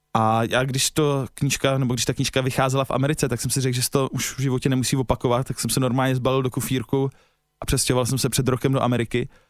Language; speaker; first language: Czech; native; Czech